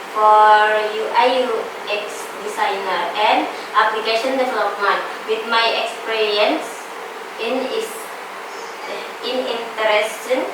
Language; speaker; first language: English; non-native, learner; Indonesian